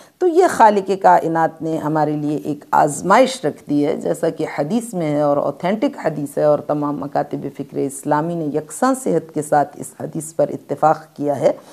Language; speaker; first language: Urdu; native; Urdu